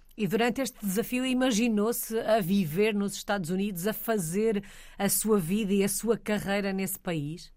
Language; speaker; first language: Portuguese; native; Portuguese